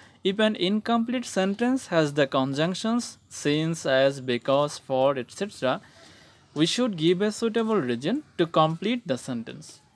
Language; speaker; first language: English; non-native, local second language; Bangla